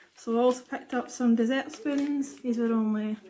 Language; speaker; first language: English; native; English